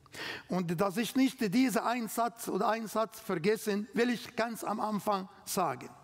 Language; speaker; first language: German; non-native, learner; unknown